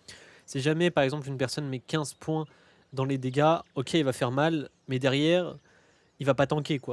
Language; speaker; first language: French; native; French